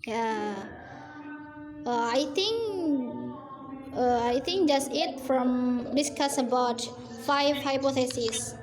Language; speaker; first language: English; non-native, learner; Indonesian